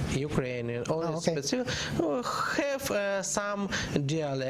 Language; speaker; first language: English; non-native, learner; Ukrainian